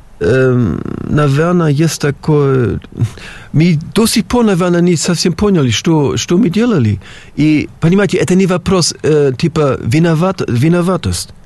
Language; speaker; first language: Russian; non-native, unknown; German